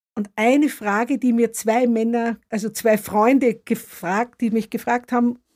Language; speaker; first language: German; native; German